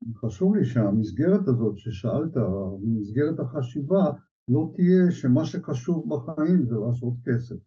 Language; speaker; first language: Hebrew; early bilingual, other home language; Polish